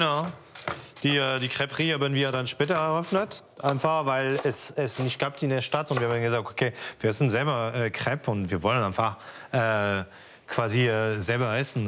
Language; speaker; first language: German; non-native, fluent; French